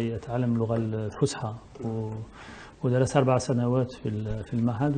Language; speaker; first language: Arabic; non-native, fluent; French